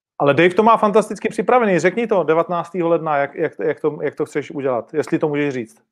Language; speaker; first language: Czech; native; Czech